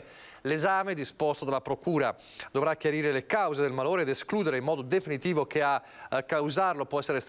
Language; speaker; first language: Italian; native; Italian